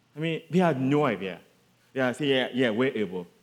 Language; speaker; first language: English; non-native, local second language; Yoruba